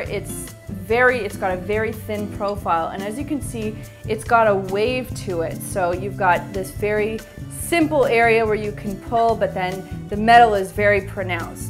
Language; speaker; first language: English; native; English